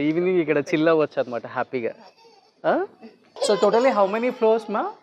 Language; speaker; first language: Telugu; native; Telugu